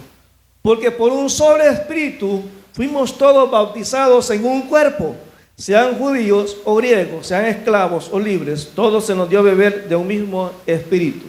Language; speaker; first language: Spanish; native; Spanish